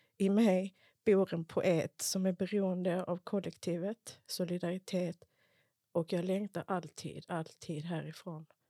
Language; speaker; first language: Swedish; early bilingual, other home language; Spanish